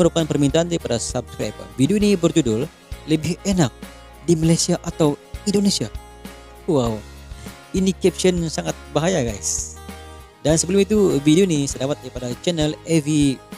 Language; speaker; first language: Malay; native; Malay